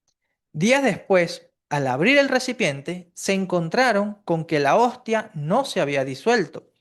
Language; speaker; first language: Spanish; native; Spanish